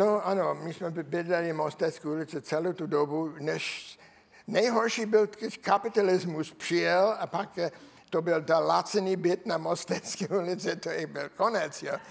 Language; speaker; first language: Czech; non-native, learner; English